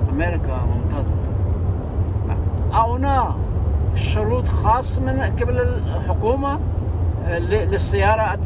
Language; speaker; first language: Arabic; non-native, learner; Urdu